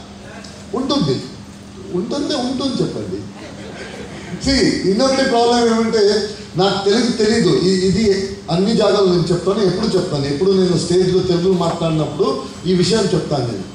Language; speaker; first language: Telugu; non-native, fluent; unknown